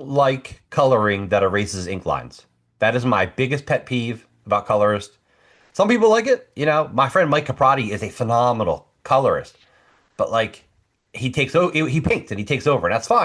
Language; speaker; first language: English; native; English